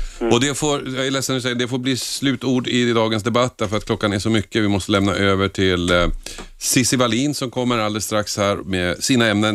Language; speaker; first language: Swedish; native; Swedish